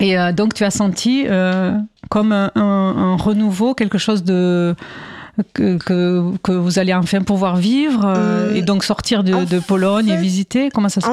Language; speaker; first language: French; native; French